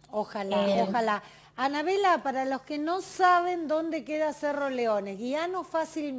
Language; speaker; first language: Spanish; native; Spanish